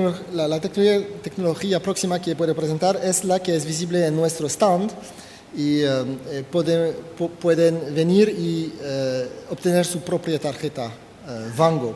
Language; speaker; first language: Spanish; non-native, fluent; French